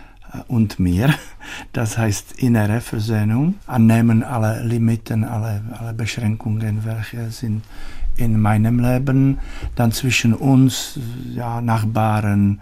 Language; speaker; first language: German; non-native, learner; Czech